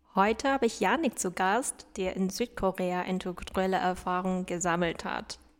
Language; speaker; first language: German; non-native, fluent; Chinese